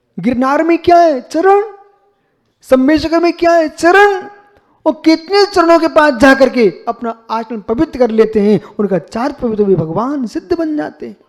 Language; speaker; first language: Hindi; native; Hindi